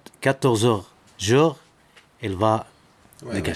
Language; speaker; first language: French; non-native, learner; Arabic